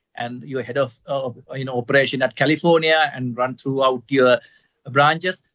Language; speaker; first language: English; non-native, local second language; Sinhala